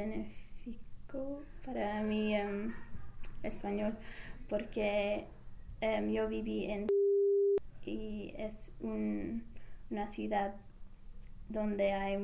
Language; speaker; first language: Spanish; non-native, fluent; English